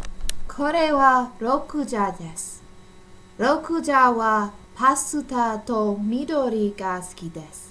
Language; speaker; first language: Japanese; non-native, learner; English